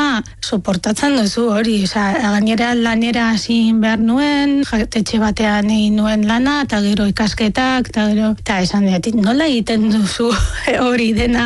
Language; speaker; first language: Basque; non-native, fluent; Arabic